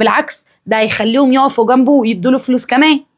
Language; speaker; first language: Arabic; native; Arabic